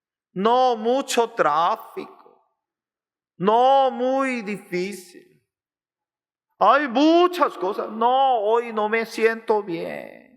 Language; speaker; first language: Spanish; non-native, learner; Korean